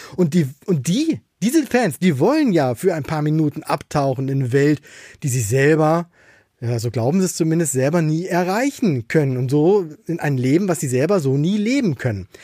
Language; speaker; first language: German; native; German